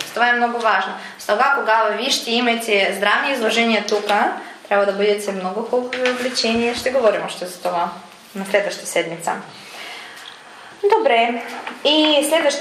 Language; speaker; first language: Bulgarian; non-native, learner; Russian